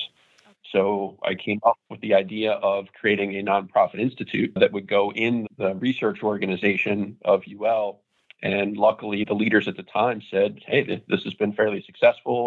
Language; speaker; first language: English; native; English